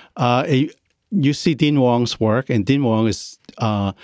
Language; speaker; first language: English; non-native, local second language; Cantonese